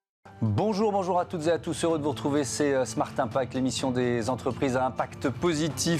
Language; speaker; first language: French; native; French